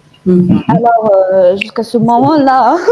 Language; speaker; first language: French; non-native, fluent; Arabic